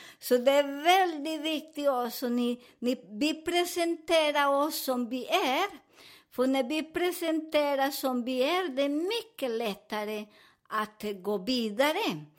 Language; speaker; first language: Swedish; non-native, fluent; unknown